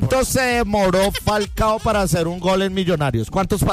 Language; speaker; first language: Spanish; native; Spanish